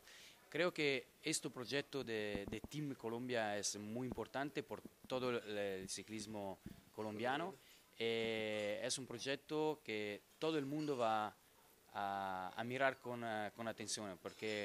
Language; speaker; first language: Spanish; non-native, learner; Italian